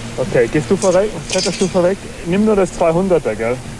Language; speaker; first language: German; native; German